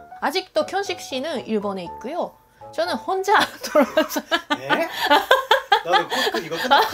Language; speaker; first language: Korean; non-native, learner; Japanese